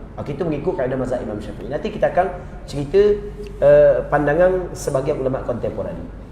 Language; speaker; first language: Malay; native; Malay